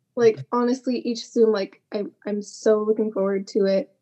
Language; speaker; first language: English; native; English